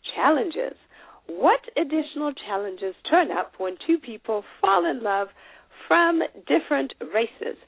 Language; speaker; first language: English; non-native, local second language; Shona